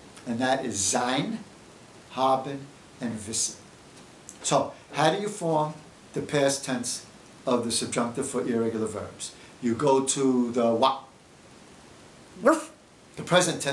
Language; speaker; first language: English; native; English